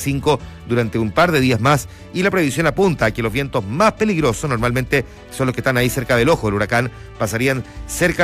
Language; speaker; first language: Spanish; native; Spanish